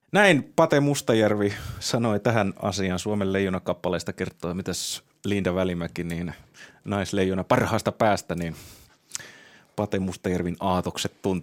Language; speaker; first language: Finnish; native; Finnish